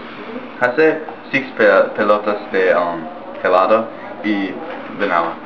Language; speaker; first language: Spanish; non-native, learner; English